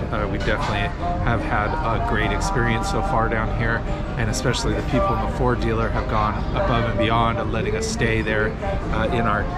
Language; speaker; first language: English; native; English